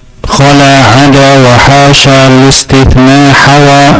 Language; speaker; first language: Arabic; non-native, fluent; Indonesian